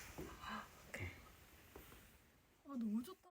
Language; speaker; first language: Korean; native; Korean